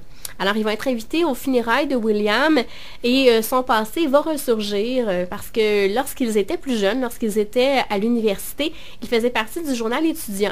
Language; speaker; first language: French; native; French